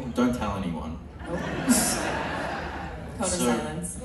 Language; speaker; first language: English; native; English